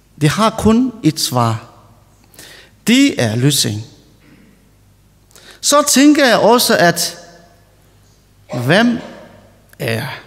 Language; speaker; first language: Danish; non-native, learner; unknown